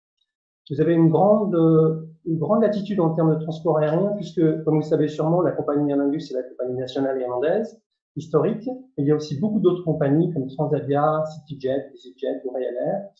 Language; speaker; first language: French; native; French